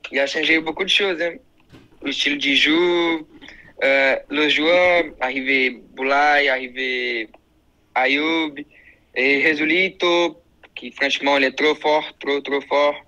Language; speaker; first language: French; non-native, learner; Portuguese